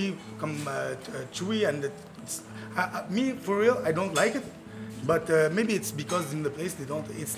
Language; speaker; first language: English; non-native, fluent; Arabic